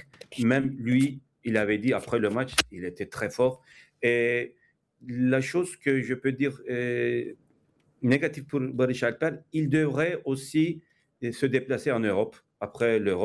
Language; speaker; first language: French; non-native, fluent; Turkish